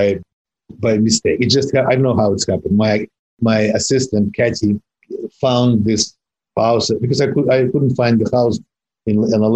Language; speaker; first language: English; non-native, fluent; Russian